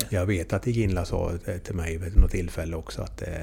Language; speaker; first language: Swedish; native; Swedish